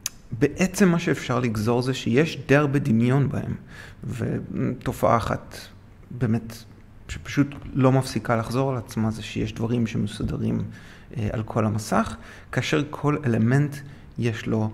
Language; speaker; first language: Hebrew; native; Hebrew